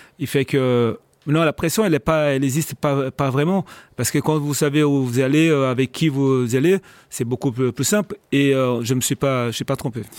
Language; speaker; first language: French; non-native, fluent; Portuguese